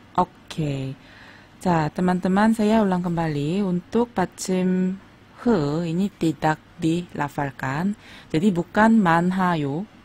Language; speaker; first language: Indonesian; non-native, fluent; Korean